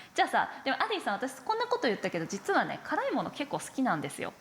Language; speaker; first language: Japanese; native; Japanese